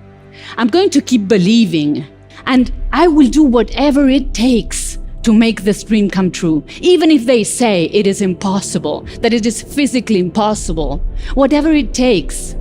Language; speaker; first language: English; non-native, fluent; Spanish